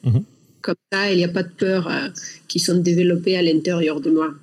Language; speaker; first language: French; non-native, learner; Russian